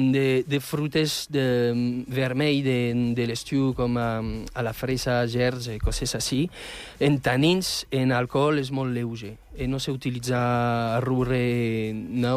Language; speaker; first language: Catalan; non-native, fluent; French